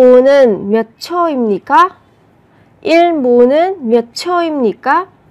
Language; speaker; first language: Korean; non-native, fluent; Vietnamese